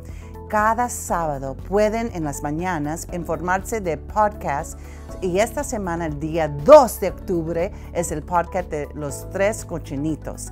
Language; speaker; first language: Spanish; early bilingual, heritage; Spanish